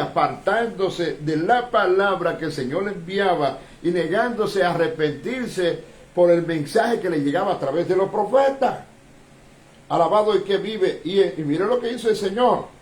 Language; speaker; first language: Spanish; native; Spanish